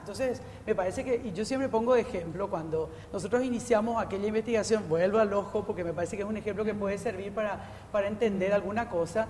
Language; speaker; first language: Spanish; native; Spanish